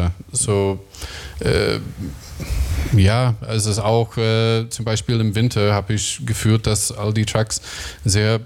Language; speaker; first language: German; non-native, learner; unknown